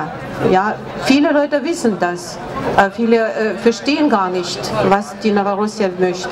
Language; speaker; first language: German; non-native, fluent; Russian